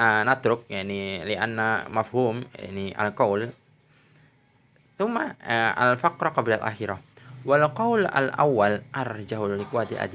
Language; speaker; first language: Arabic; non-native, fluent; Indonesian